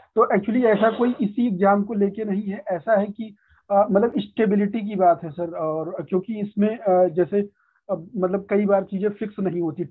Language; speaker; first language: Hindi; native; Hindi